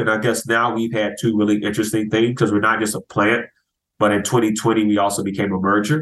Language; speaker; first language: English; native; English